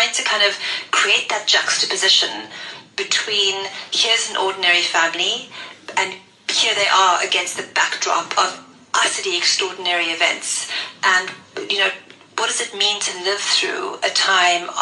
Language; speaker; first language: English; native; English